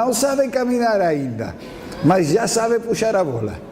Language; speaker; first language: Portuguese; non-native, fluent; Spanish